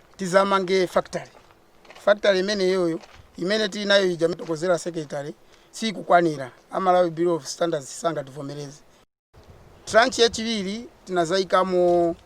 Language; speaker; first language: Nyanja; non-native, local second language; Tumbuka